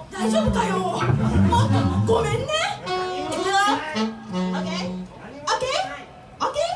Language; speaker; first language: Japanese; native; Japanese